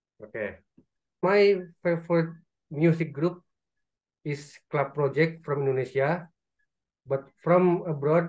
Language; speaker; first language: English; non-native, learner; Indonesian